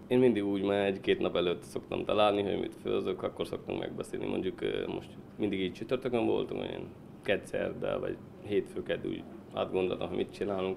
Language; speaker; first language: Hungarian; non-native, learner; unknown